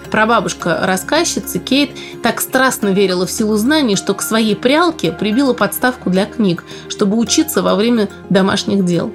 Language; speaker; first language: Russian; native; Russian